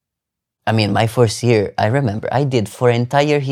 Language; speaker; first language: English; non-native, fluent; Italian